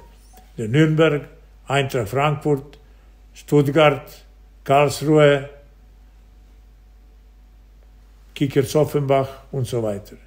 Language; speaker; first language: German; non-native, fluent; Serbian